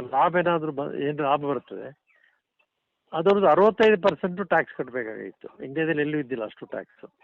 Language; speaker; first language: Kannada; non-native, local second language; Kodava